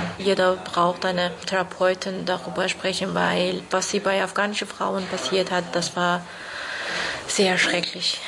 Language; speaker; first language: German; non-native, fluent; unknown